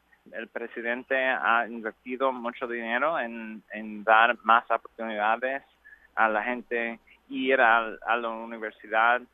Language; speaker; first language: Spanish; non-native, learner; English